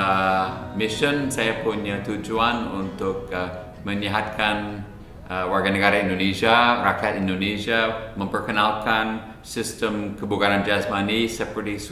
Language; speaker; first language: Indonesian; non-native, fluent; English